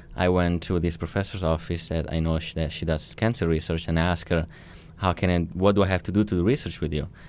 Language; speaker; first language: English; non-native, fluent; Italian